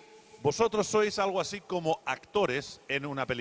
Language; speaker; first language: Spanish; native; Spanish